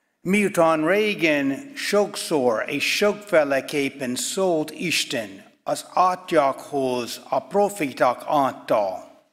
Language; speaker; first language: Hungarian; non-native, fluent; English